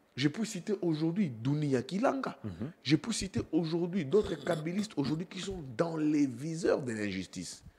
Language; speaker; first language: French; non-native, local second language; Lingala